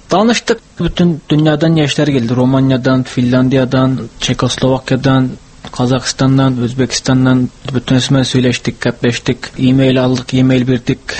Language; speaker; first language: Tatar; early bilingual, heritage; Tatar